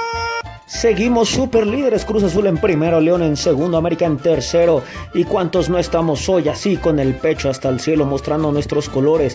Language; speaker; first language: Spanish; native; Spanish